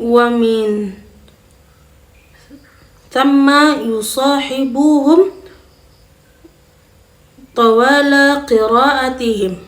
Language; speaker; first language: Arabic; non-native, fluent; Indonesian